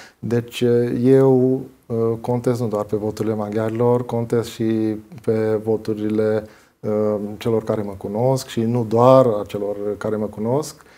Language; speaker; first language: Romanian; non-native, local second language; Hungarian